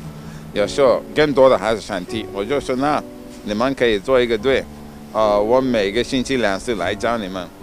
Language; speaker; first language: Chinese; non-native, fluent; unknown